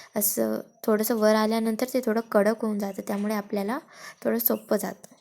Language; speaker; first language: Marathi; non-native, local second language; Lambadi